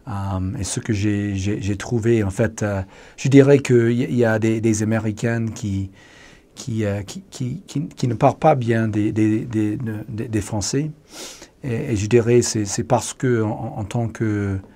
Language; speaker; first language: French; non-native, fluent; English